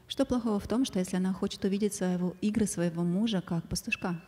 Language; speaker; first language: Russian; native; Russian